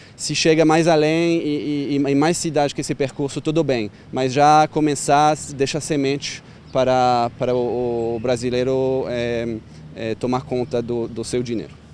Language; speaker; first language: Portuguese; non-native, fluent; French